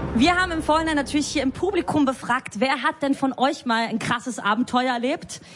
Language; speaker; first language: German; non-native, fluent; Bulgarian